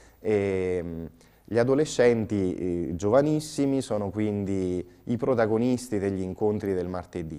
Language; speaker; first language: Italian; native; Italian